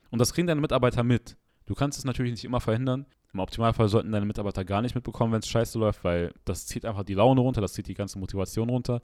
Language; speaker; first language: German; early bilingual, other home language; Arabic